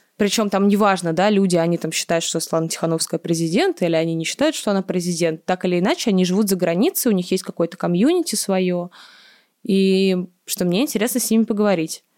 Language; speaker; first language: Russian; native; Russian